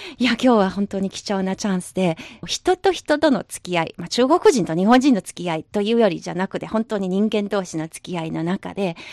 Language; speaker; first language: Japanese; non-native, fluent; Chinese